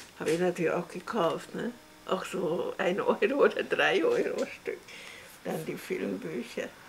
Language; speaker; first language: German; non-native, fluent; Hungarian